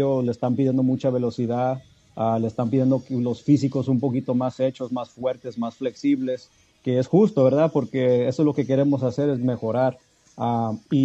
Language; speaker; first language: Spanish; early bilingual, heritage; Spanish